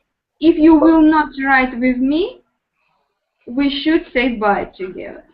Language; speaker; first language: English; non-native, learner; Russian